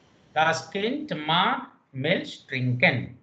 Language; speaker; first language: German; non-native, fluent; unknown